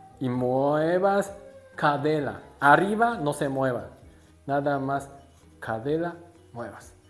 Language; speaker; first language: Spanish; non-native, learner; Japanese